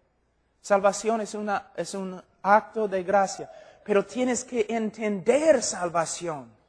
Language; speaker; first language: Spanish; non-native, fluent; English